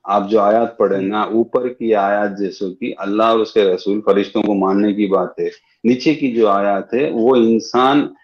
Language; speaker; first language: Hindi; non-native, local second language; Urdu